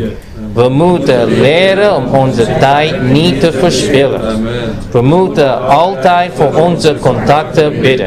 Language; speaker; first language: Dutch; non-native, fluent; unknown